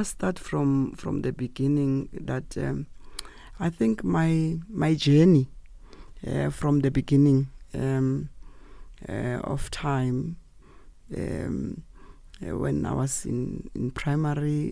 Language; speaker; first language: English; non-native, local second language; Tswana